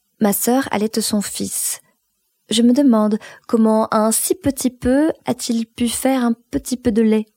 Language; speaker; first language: French; non-native, local second language; Arabic